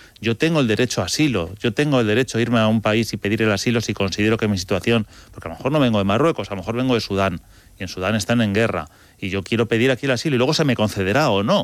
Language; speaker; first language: Spanish; native; Spanish